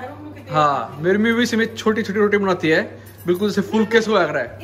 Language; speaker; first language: Hindi; native; Hindi